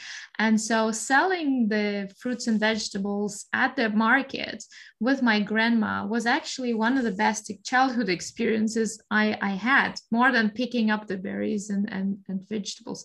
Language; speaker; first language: English; non-native, fluent; Russian